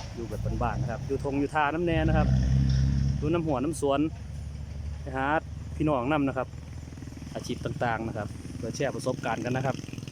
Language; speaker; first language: Thai; native; Thai